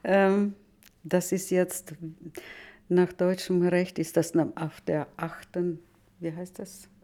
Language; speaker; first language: German; non-native, fluent; Russian